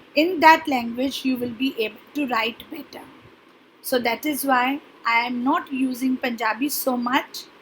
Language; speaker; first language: English; non-native, local second language; Punjabi